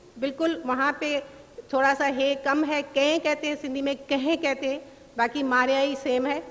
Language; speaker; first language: Urdu; non-native, local second language; Sindhi